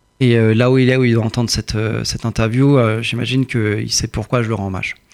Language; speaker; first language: French; early bilingual, other home language; Persian